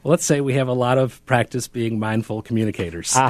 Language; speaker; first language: English; native; English